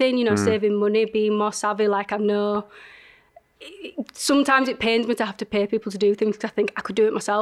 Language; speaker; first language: English; native; English